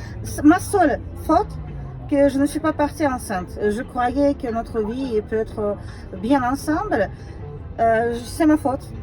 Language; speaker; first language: French; non-native, fluent; Russian